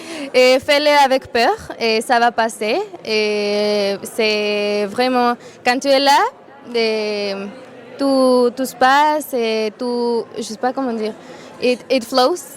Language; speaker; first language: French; non-native, fluent; Spanish